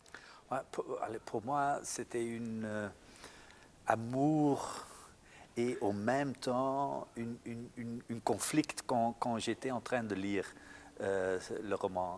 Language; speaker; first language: French; non-native, local second language; Dutch